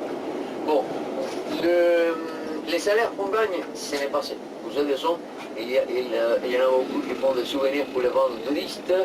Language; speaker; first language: French; non-native, fluent; Spanish